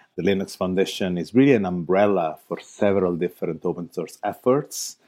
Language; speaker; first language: English; non-native, fluent; Italian